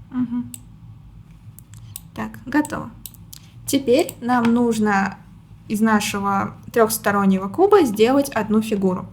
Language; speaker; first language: Russian; native; Russian